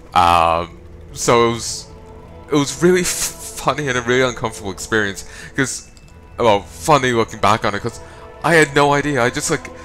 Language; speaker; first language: English; native; English